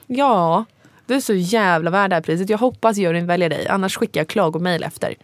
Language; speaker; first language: Swedish; early bilingual, other home language; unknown